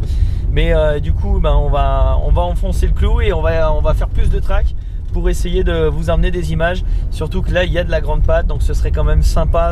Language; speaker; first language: French; native; French